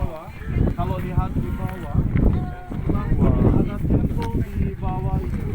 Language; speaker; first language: Indonesian; non-native, fluent; Turkish